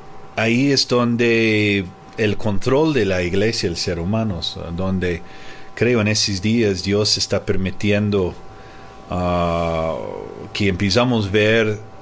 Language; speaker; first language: Spanish; non-native, fluent; English